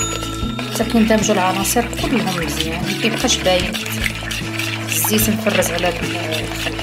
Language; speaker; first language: Arabic; native; Arabic